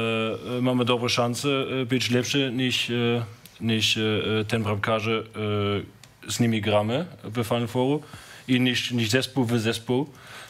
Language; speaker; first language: Polish; non-native, learner; German